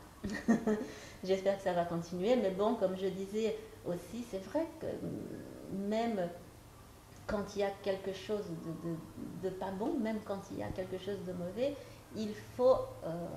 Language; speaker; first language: French; non-native, fluent; Portuguese